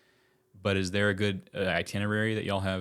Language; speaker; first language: English; native; English